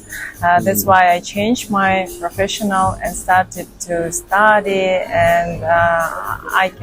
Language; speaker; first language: English; non-native, learner; Russian